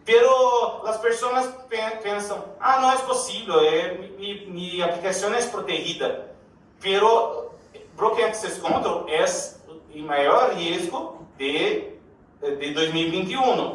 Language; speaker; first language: Spanish; non-native, learner; Portuguese